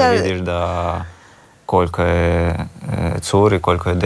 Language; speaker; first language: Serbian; non-native, learner; Russian